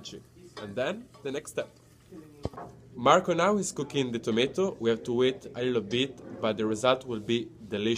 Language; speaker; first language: English; non-native, learner; Italian